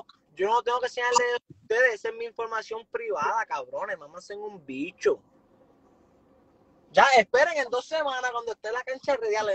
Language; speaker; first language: Spanish; native; Spanish